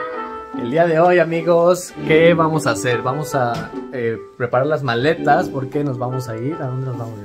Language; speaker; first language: Spanish; native; Spanish